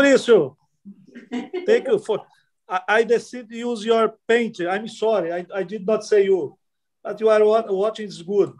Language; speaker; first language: English; non-native, learner; Portuguese